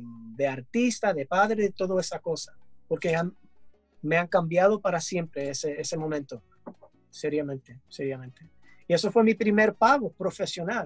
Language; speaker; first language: Spanish; early bilingual, heritage; English